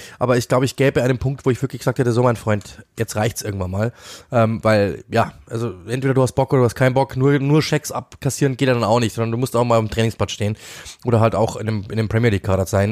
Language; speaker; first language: German; native; German